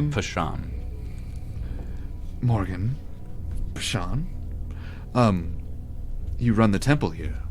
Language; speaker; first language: English; native; English